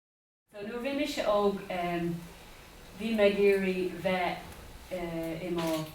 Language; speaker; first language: Irish; non-native, local second language; English